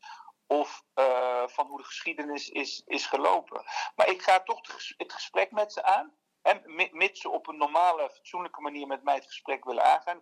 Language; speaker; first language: Dutch; early bilingual, other home language; Turkish